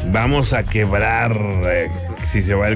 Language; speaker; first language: Spanish; native; Spanish